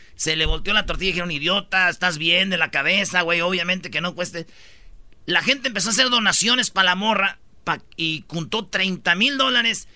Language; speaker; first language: Spanish; native; Spanish